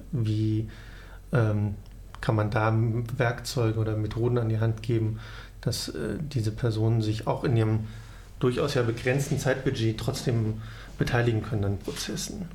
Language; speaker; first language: German; native; German